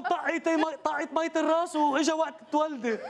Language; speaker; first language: Arabic; native; Arabic